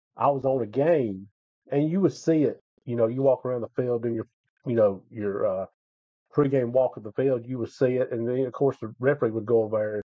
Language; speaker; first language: English; native; English